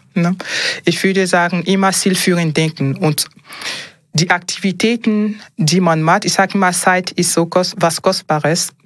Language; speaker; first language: German; non-native, fluent; French